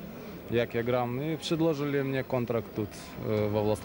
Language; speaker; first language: Polish; non-native, learner; Russian